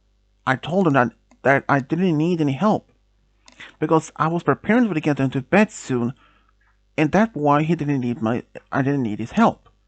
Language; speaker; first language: English; non-native, fluent; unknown